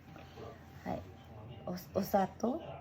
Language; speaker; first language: Japanese; non-native, learner; Cebuano